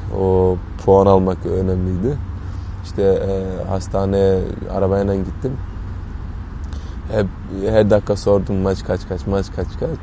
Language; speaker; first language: Turkish; early bilingual, heritage; Turkish